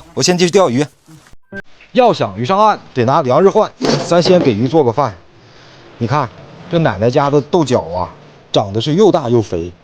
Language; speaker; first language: Chinese; native; Chinese